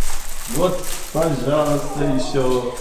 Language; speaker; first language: Russian; non-native, learner; Tajik